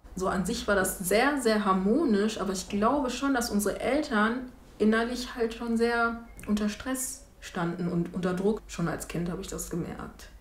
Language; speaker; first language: German; early bilingual, other home language; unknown